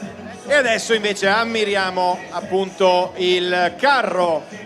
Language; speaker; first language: Italian; native; Italian